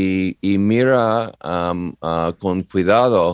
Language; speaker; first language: Spanish; non-native, learner; English